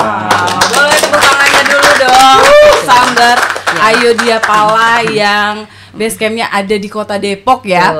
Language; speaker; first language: Indonesian; native; Indonesian